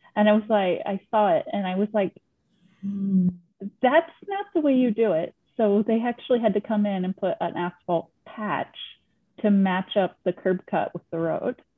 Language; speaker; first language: English; native; English